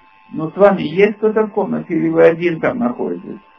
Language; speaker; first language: Russian; native; Russian